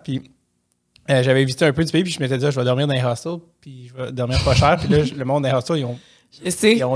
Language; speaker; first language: French; native; French